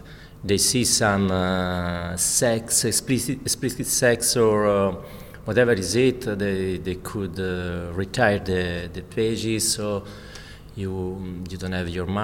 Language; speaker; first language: English; non-native, fluent; Italian